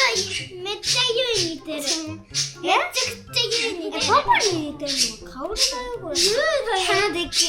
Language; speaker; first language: Japanese; early bilingual, other home language; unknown